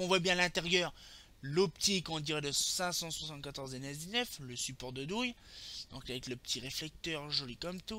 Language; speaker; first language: French; native; French